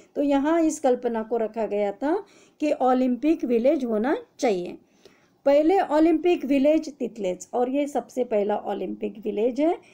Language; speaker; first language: Hindi; non-native, local second language; Marathi